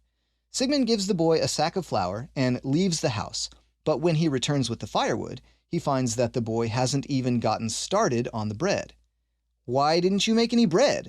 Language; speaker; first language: English; native; English